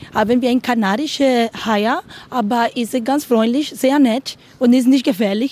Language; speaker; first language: German; non-native, learner; Spanish